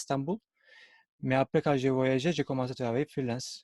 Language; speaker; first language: French; non-native, learner; Turkish